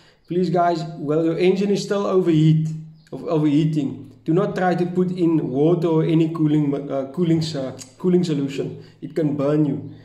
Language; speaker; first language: English; non-native, local second language; Afrikaans